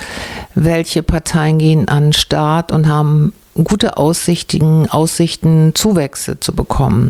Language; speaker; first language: German; native; German